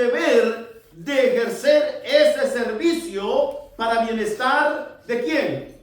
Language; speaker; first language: Spanish; native; Spanish